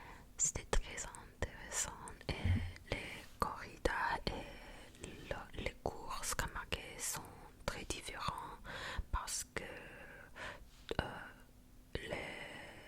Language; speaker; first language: French; non-native, fluent; Japanese